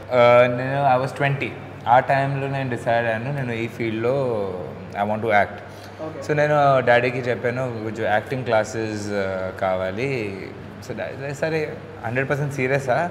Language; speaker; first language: Telugu; non-native, learner; Hindi